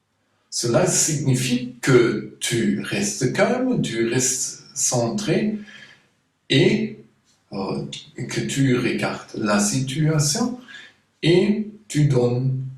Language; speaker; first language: French; non-native, fluent; German